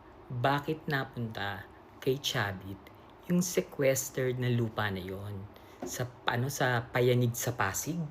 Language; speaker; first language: Filipino; native; Filipino